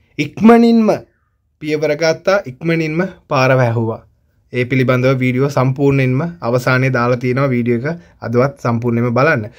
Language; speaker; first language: Sinhala; non-native, local second language; Tamil